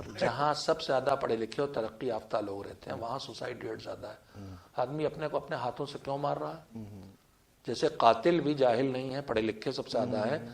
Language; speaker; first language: Urdu; native; Urdu